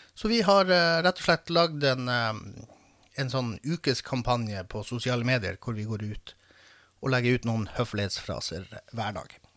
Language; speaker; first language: Norwegian; native; Norwegian